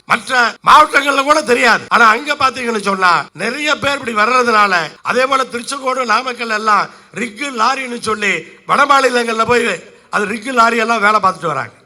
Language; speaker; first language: Tamil; native; Tamil